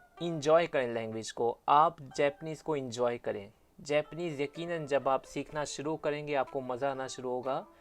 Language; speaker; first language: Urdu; native; Urdu